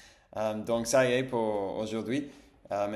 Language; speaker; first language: French; non-native, fluent; Spanish